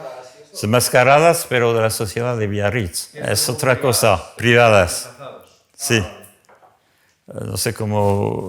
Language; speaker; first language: Spanish; non-native, fluent; French